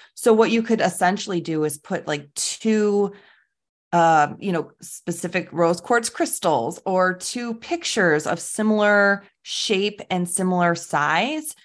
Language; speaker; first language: English; native; English